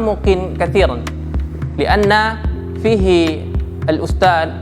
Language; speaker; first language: Arabic; non-native, fluent; Indonesian